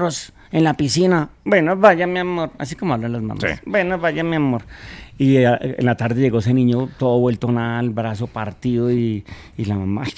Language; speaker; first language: Spanish; native; Spanish